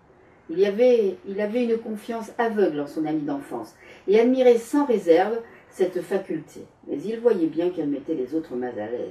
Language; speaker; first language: French; native; French